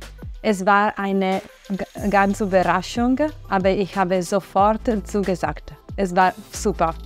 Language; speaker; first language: German; non-native, fluent; Italian